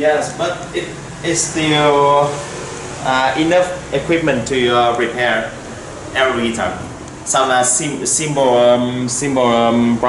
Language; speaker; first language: English; non-native, learner; Vietnamese